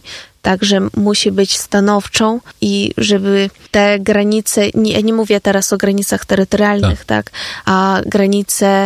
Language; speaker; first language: Polish; non-native, fluent; Ukrainian